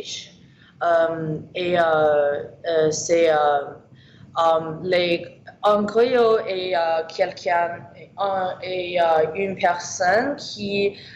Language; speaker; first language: French; non-native, learner; English